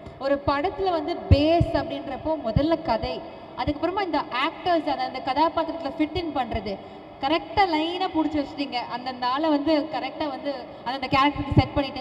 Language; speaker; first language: Tamil; native; Tamil